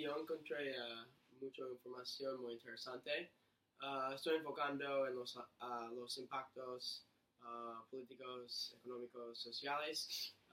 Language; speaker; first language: Spanish; non-native, learner; English